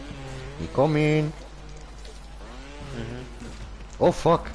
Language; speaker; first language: German; native; German